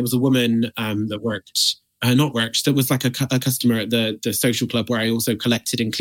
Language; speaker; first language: English; native; English